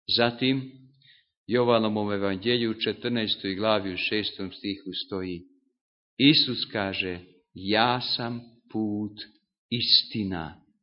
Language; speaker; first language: Serbian; non-native, local second language; Hungarian